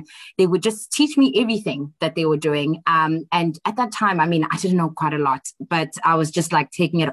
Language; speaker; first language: English; non-native, local second language; Xhosa